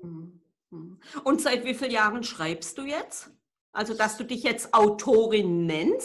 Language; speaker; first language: German; native; German